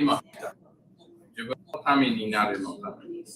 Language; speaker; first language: Japanese; non-native, learner; English